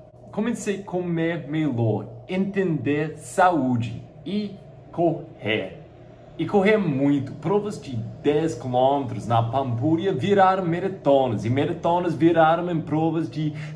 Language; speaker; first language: Portuguese; non-native, fluent; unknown